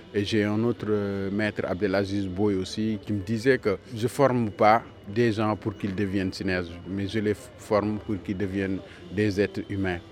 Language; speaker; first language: French; non-native, local second language; Wolof